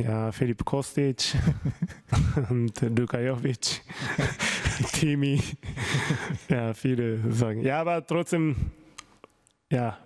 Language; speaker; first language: German; non-native, learner; Japanese